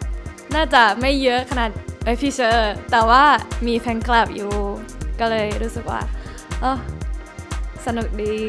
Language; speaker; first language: Thai; non-native, learner; Japanese